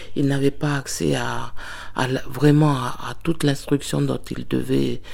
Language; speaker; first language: French; native; French